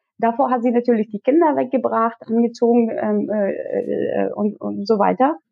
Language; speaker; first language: German; early bilingual, other home language; Russian